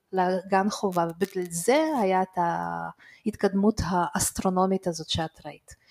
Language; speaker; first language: Hebrew; early bilingual, other home language; Russian